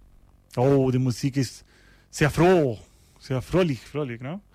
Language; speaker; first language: German; non-native, learner; Spanish